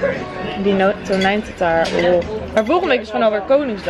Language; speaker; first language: Dutch; native; Dutch